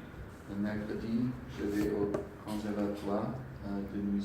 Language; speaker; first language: French; non-native, learner; German